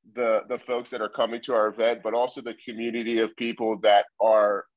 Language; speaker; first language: English; native; English